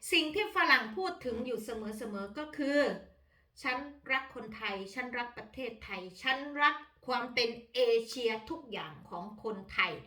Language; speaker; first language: Thai; non-native, local second language; Northeastern Thai